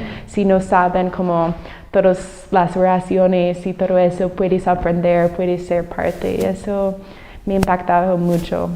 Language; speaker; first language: Spanish; non-native, fluent; English